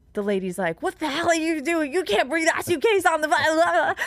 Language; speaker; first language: English; native; English